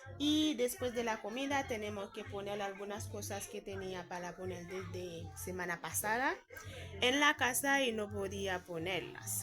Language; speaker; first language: Spanish; non-native, fluent; Haitian Creole